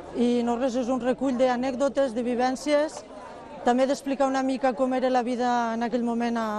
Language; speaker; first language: Catalan; native; Catalan